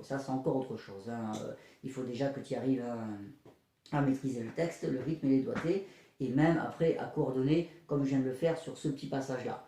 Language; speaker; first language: French; native; French